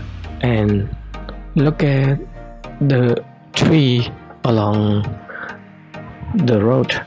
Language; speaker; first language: English; non-native, learner; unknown